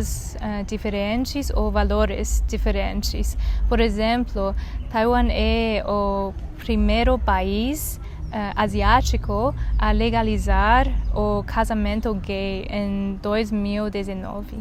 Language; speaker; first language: Portuguese; non-native, learner; Chinese